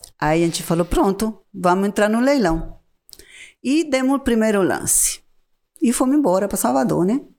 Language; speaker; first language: Portuguese; non-native, fluent; Spanish